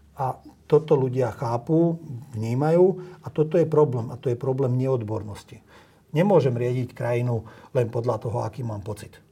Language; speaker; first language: Slovak; non-native, local second language; Hungarian